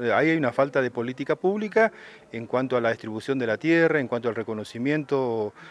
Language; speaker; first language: Spanish; native; Spanish